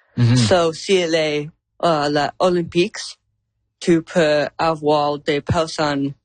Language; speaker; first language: French; non-native, learner; English